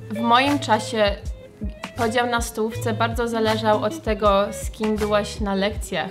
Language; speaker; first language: Polish; early bilingual, heritage; Polish